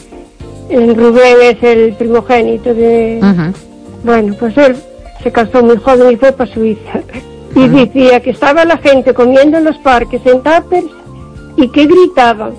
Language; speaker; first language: Spanish; native; Spanish